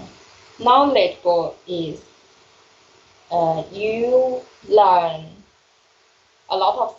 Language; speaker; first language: English; non-native, learner; Chinese